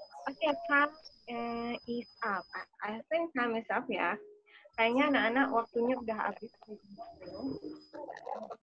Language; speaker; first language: English; non-native, fluent; Indonesian